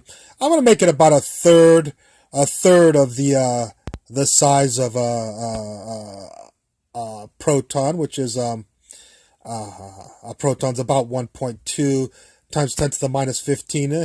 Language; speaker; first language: English; native; English